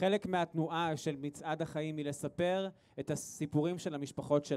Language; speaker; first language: Hebrew; native; Hebrew